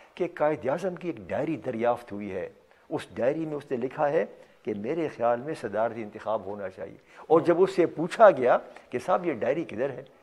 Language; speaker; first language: Urdu; non-native, local second language; Pashto